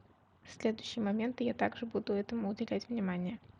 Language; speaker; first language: Russian; native; Russian